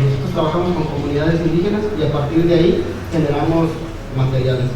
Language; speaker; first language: Spanish; native; Spanish